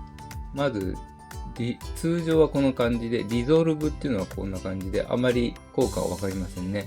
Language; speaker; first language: Japanese; native; Japanese